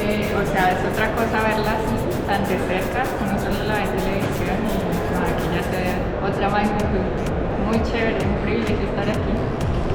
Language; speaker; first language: Spanish; native; Spanish